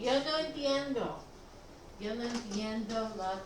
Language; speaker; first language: Spanish; non-native, fluent; English